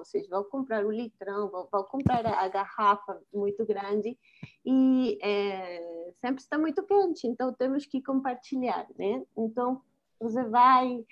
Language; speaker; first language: Portuguese; non-native, fluent; Spanish